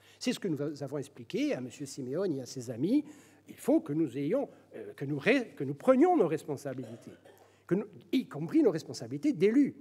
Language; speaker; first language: French; native; French